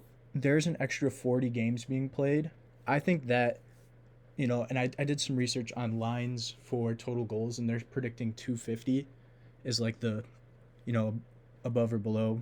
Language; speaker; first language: English; native; English